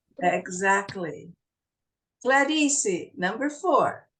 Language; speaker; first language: English; non-native, fluent; Portuguese